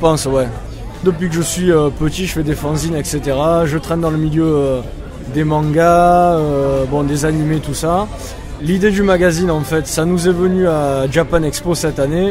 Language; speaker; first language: French; native; French